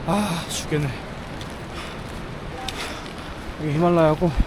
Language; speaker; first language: Korean; native; Korean